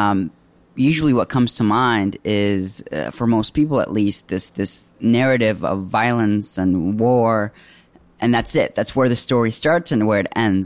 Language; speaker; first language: English; early bilingual, other home language; Arabic